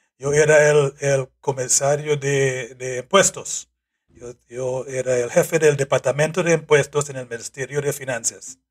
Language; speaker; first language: Spanish; non-native, fluent; English